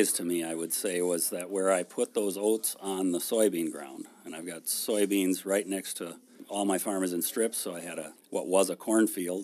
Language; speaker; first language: English; native; English